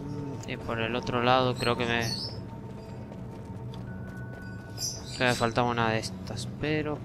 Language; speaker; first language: Spanish; native; Spanish